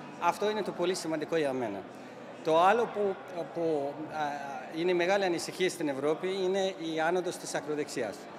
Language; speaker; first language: Greek; non-native, fluent; Persian